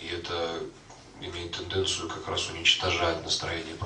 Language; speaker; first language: Russian; native; Russian